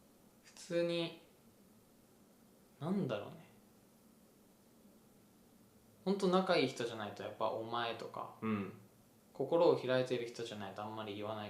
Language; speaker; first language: Japanese; native; Japanese